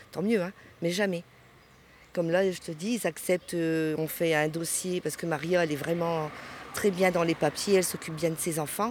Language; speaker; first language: French; native; French